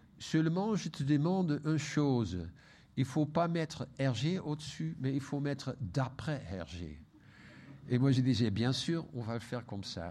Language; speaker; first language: French; non-native, fluent; Dutch